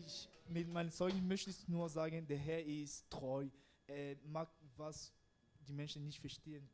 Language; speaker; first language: German; non-native, learner; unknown